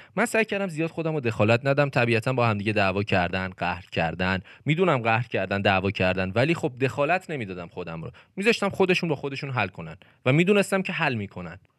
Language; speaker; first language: Persian; native; Persian